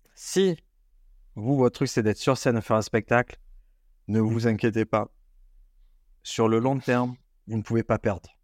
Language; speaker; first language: French; native; French